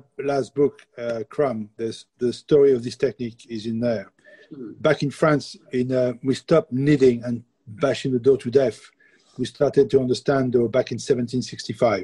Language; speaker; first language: English; non-native, fluent; French